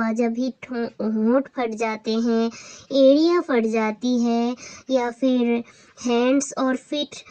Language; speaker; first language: Hindi; non-native, local second language; Bangla